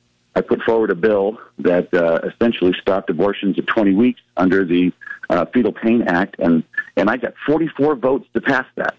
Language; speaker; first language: English; native; English